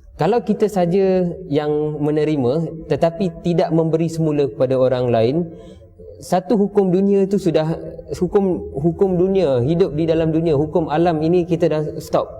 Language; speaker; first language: Malay; native; Malay